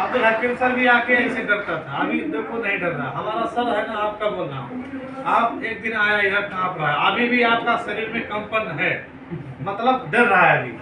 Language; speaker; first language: Hindi; non-native, learner; Nepali